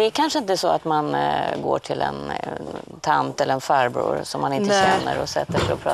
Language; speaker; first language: Swedish; native; Swedish